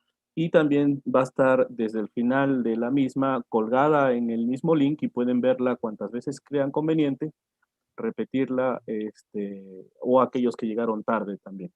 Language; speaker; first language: Spanish; native; Spanish